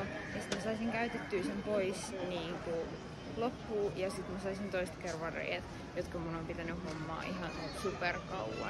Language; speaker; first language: Finnish; native; Finnish